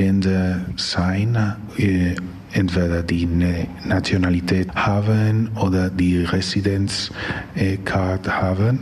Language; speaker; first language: German; non-native, learner; Spanish